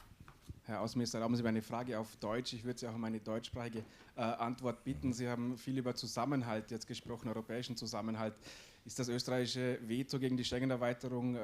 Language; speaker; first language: German; native; German